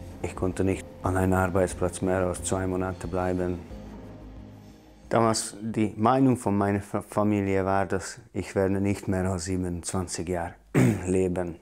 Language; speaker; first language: German; non-native, fluent; Hungarian